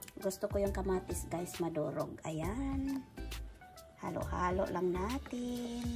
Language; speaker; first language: Filipino; non-native, local second language; Cebuano